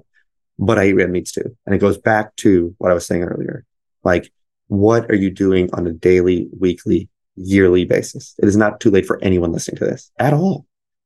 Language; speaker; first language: English; native; English